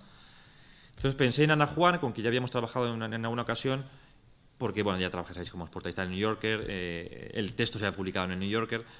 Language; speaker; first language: Spanish; native; Spanish